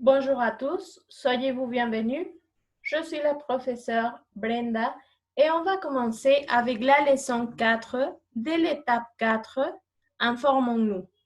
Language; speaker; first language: French; non-native, fluent; Spanish